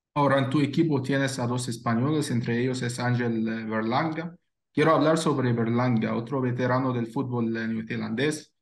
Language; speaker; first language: Spanish; non-native, fluent; Arabic